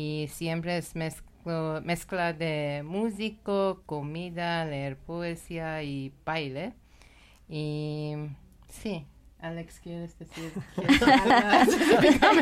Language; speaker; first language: Spanish; non-native, learner; Persian